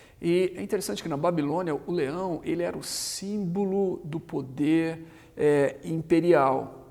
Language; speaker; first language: Portuguese; native; Portuguese